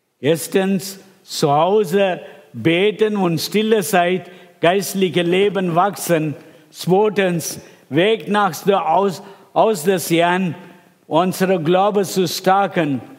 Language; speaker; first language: German; non-native, fluent; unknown